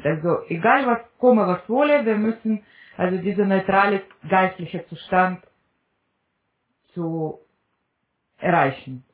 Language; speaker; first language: German; non-native, fluent; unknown